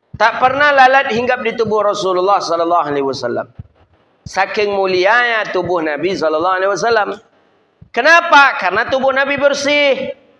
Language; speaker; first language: Malay; non-native, local second language; Minangkabau